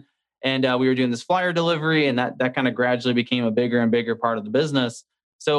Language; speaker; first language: English; native; English